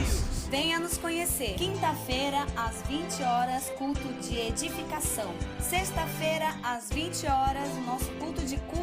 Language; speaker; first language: Portuguese; native; Portuguese